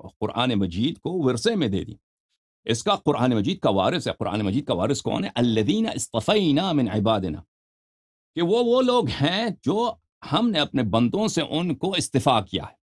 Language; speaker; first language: Urdu; non-native, fluent; Persian